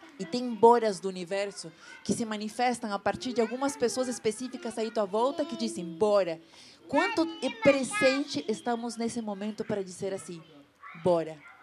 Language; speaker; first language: Portuguese; non-native, fluent; Spanish